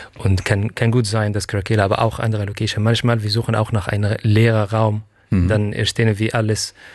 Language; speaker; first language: German; non-native, fluent; Arabic